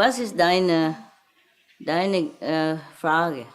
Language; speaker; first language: German; non-native, fluent; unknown